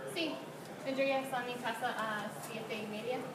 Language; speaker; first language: Spanish; non-native, learner; English